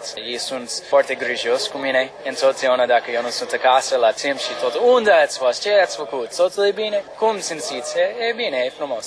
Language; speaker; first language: Romanian; non-native, learner; English